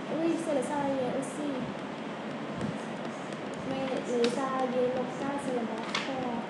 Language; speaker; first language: French; non-native, learner; Khmer